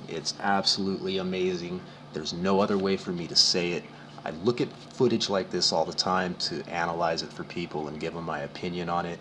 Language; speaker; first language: English; native; English